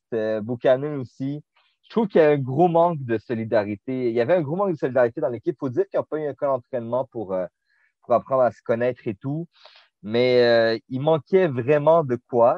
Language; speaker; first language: French; native; French